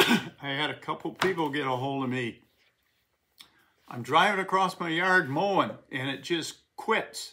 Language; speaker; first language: English; native; English